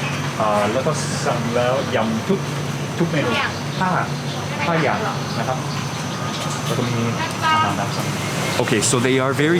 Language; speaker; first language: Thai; non-native, fluent; English